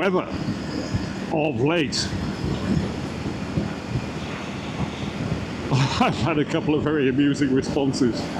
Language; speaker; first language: English; native; English